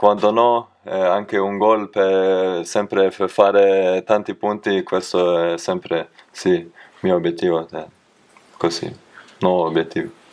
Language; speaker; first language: Italian; non-native, learner; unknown